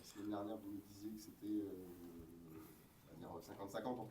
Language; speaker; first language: French; native; French